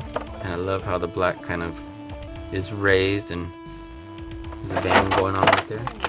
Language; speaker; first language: English; native; English